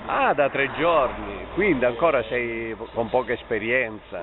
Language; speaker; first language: Italian; native; Italian